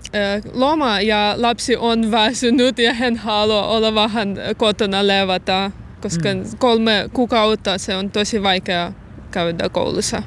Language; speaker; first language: Finnish; non-native, learner; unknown